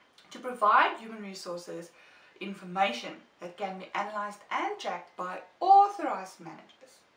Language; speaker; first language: English; non-native, local second language; Afrikaans